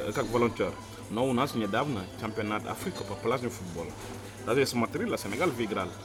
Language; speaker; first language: Russian; non-native, learner; Wolof